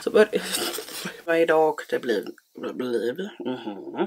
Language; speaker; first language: Swedish; native; Swedish